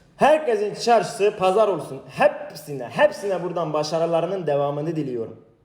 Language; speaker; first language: Turkish; non-native, local second language; Kurdish